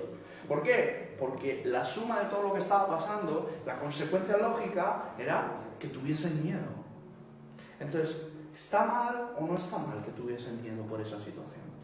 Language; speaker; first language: Spanish; native; Spanish